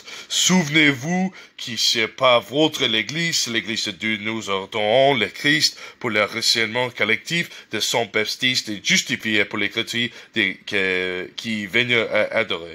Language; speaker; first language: French; non-native, learner; English